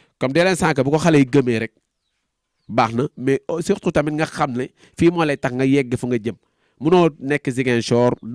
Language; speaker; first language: Wolof; non-native, local second language; Jola-Fonyi